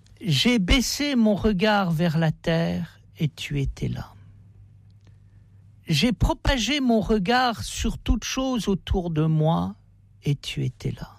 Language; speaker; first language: French; native; French